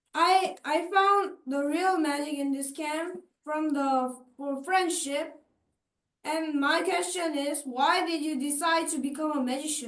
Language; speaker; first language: English; non-native, learner; Korean